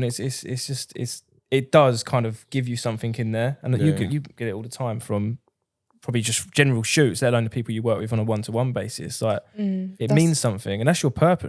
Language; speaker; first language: English; native; English